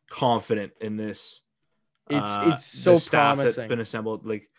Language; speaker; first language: English; native; English